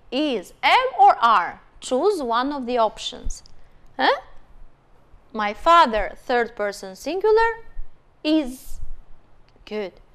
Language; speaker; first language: English; non-native, fluent; Albanian